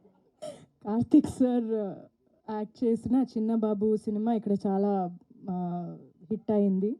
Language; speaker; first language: Telugu; non-native, fluent; Malayalam